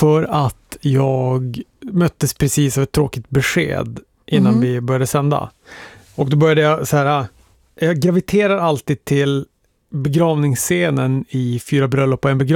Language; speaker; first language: Swedish; native; Swedish